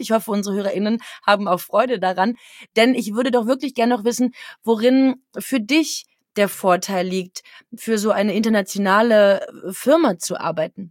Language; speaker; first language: German; native; German